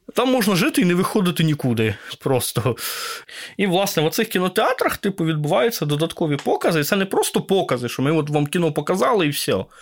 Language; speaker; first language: Ukrainian; native; Ukrainian